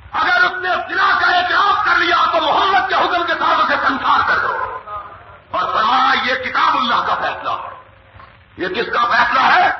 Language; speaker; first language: Urdu; non-native, local second language; Punjabi